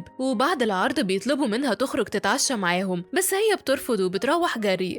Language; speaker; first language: Arabic; native; Arabic